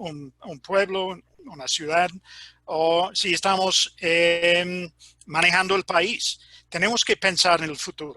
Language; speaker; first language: Spanish; non-native, fluent; English